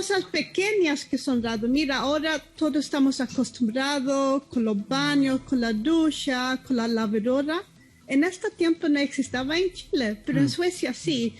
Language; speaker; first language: Spanish; early bilingual, heritage; Spanish